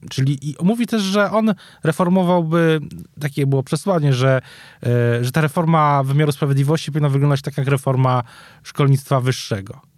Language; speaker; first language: Polish; native; Polish